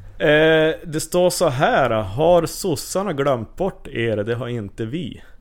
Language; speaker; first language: Swedish; native; Swedish